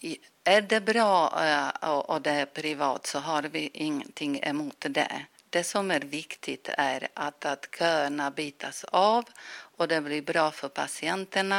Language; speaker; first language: Swedish; non-native, fluent; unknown